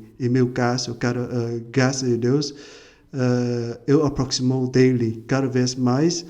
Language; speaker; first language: Portuguese; non-native, fluent; Vietnamese